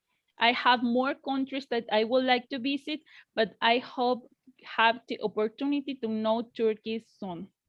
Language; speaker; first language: English; non-native, learner; Spanish